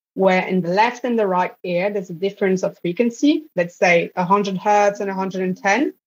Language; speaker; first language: English; non-native, fluent; French